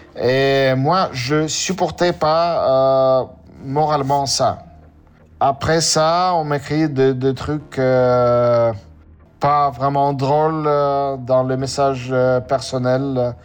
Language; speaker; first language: French; non-native, learner; Russian